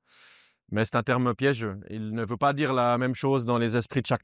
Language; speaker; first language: French; native; French